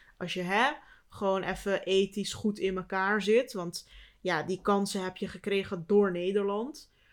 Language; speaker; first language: Dutch; early bilingual, other home language; Turkish